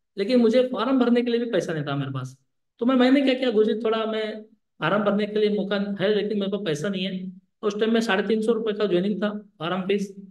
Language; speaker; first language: Hindi; non-native, local second language; Lambadi